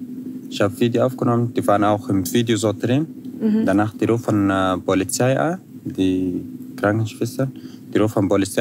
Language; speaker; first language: German; non-native, fluent; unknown